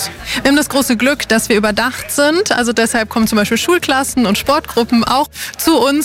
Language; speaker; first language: German; native; German